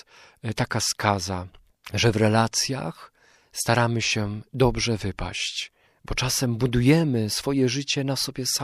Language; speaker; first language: Polish; native; Polish